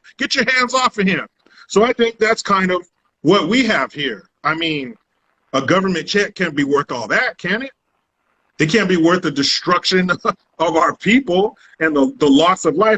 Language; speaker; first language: English; native; English